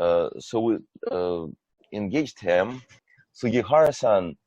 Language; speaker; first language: English; non-native, fluent; Russian